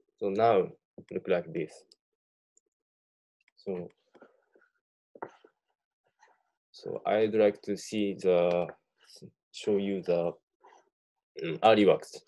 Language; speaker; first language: English; non-native, learner; Japanese